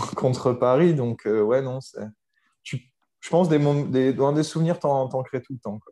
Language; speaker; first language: French; native; French